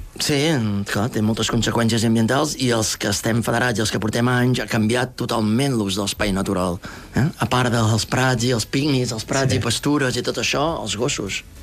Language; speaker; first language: Catalan; native; Catalan